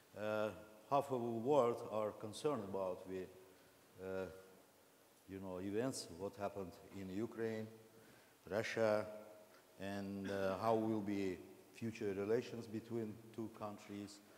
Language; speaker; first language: English; non-native, learner; Azerbaijani